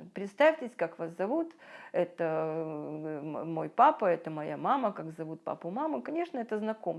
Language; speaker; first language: Russian; native; Russian